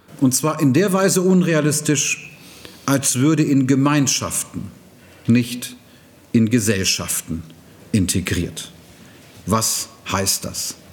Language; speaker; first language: German; native; German